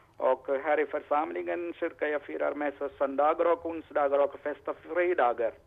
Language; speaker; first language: Swedish; non-native, learner; Malayalam